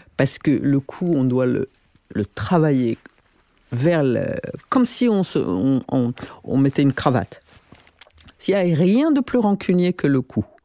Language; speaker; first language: French; non-native, local second language; Rundi